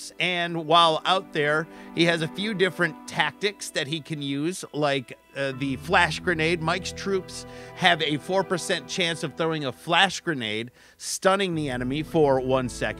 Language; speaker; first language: English; native; English